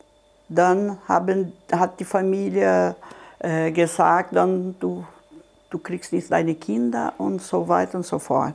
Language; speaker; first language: German; non-native, fluent; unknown